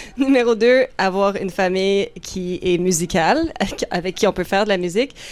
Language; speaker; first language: French; native; French